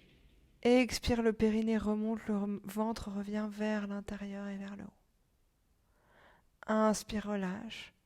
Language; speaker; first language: French; native; French